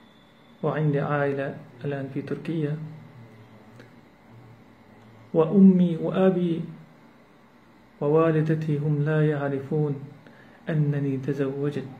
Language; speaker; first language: Arabic; non-native, learner; Uyghur